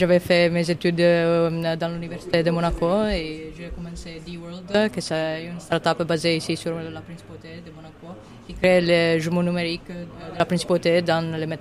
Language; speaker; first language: French; non-native, fluent; Italian